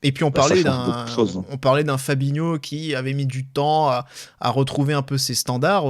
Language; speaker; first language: French; native; French